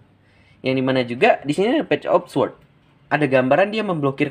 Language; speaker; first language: Indonesian; native; Indonesian